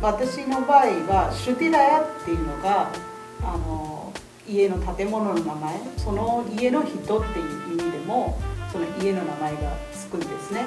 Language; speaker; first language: Japanese; non-native, fluent; Malayalam